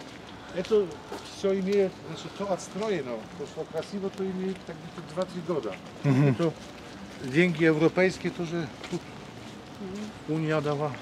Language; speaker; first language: Russian; non-native, learner; Polish